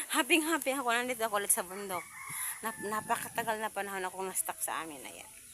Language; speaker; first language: Filipino; non-native, local second language; Cebuano